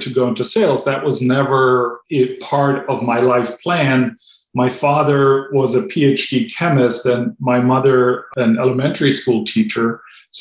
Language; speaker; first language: English; non-native, fluent; German